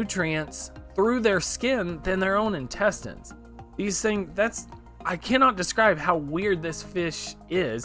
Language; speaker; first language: English; native; English